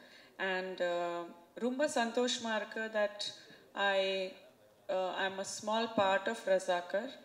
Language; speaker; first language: Tamil; non-native, fluent; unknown